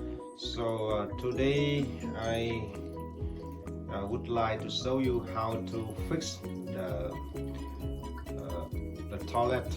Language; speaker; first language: English; non-native, learner; Vietnamese